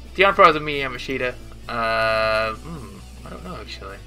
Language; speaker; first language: English; native; English